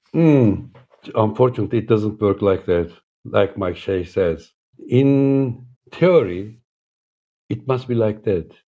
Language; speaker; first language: English; non-native, fluent; Turkish